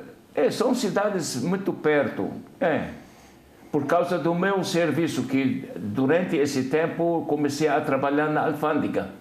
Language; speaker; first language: Portuguese; non-native, fluent; Arabic